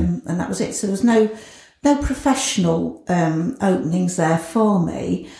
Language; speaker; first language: English; native; English